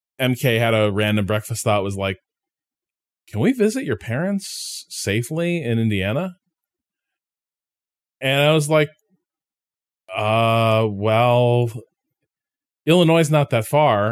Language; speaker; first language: English; native; English